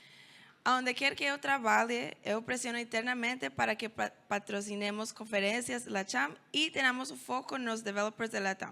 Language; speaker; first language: Portuguese; non-native, learner; Spanish